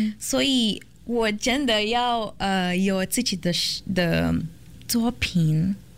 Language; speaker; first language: Chinese; non-native, learner; Portuguese